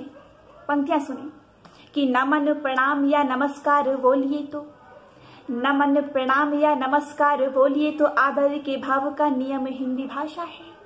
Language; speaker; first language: Hindi; native; Hindi